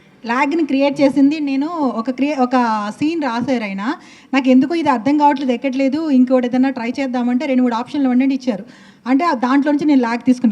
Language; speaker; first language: Telugu; native; Telugu